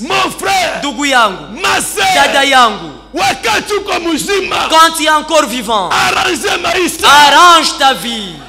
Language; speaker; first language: French; non-native, local second language; Swahili